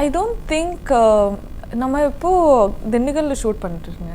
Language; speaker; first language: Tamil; non-native, learner; Kannada